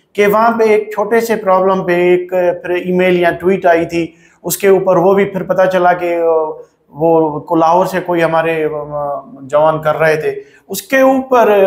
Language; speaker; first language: Urdu; non-native, local second language; Sindhi